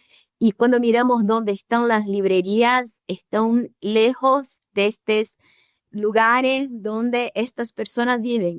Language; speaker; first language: Spanish; non-native, fluent; Portuguese